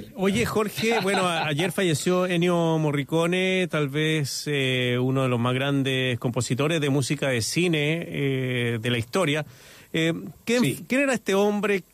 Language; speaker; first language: Spanish; native; Spanish